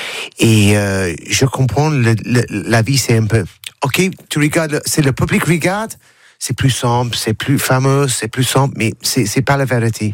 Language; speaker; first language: French; non-native, learner; English